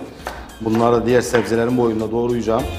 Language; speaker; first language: Turkish; native; Turkish